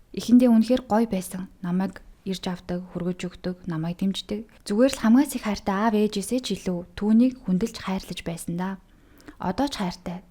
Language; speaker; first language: Mongolian; native; Mongolian